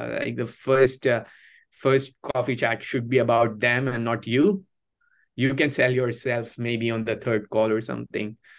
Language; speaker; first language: English; non-native, local second language; Hindi